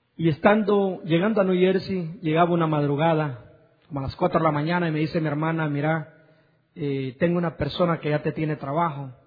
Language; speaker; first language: Spanish; native; Spanish